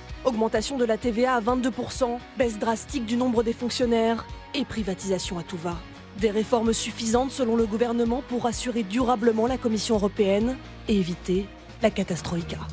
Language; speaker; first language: French; native; French